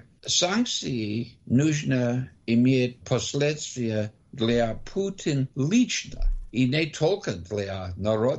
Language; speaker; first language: Russian; non-native, learner; English